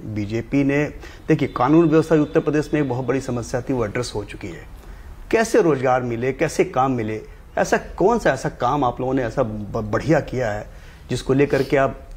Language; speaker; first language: Hindi; native; Hindi